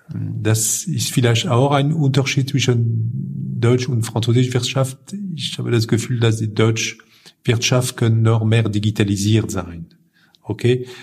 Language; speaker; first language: German; non-native, fluent; French